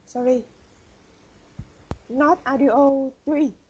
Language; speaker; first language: English; non-native, learner; Vietnamese